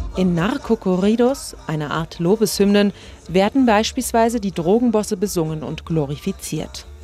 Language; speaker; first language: German; native; German